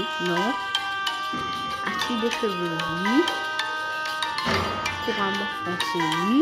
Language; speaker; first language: French; non-native, local second language; Arabic